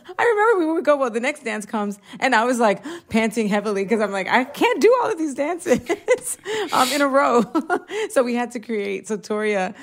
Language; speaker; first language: English; early bilingual, other home language; Spanish